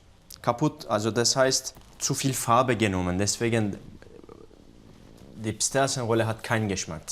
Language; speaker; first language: German; non-native, learner; Turkish